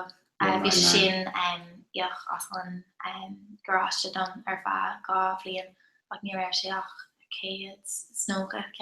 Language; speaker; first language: Irish; non-native, local second language; English